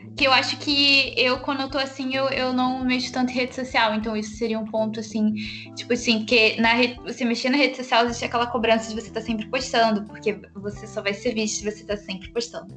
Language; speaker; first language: Portuguese; native; Portuguese